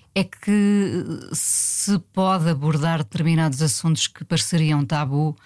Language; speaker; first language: Portuguese; native; Portuguese